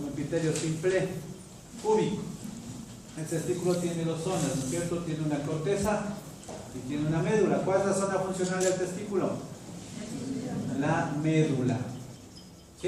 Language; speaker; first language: Spanish; native; Spanish